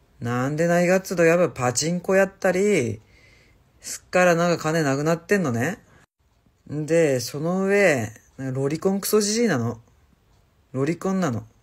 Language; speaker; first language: Japanese; native; Japanese